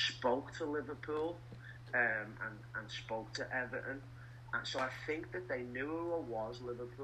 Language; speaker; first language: English; native; English